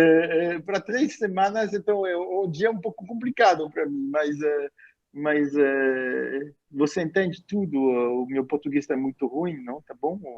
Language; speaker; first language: Portuguese; non-native, fluent; French